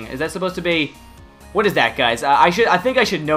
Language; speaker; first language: English; native; English